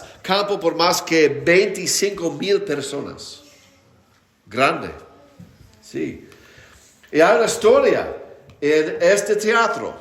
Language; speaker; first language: Spanish; non-native, fluent; English